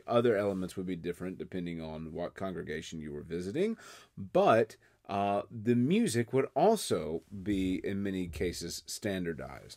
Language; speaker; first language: English; native; English